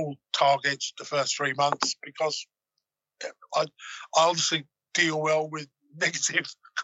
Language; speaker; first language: English; native; English